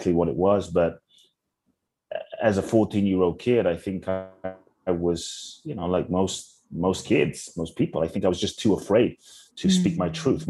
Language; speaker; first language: English; native; English